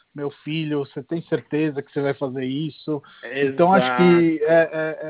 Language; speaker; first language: Portuguese; non-native, fluent; Italian